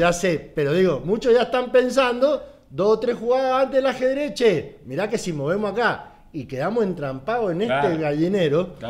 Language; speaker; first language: Spanish; native; Spanish